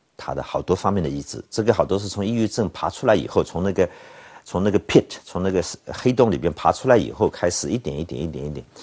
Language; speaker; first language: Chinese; native; Chinese